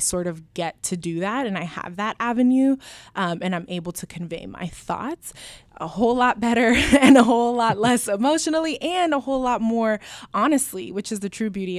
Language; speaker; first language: English; early bilingual, other home language; Spanish